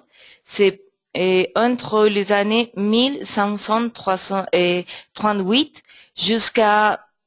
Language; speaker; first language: French; non-native, learner; Spanish